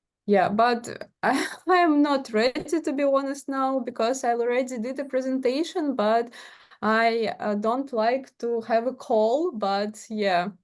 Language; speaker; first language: English; non-native, learner; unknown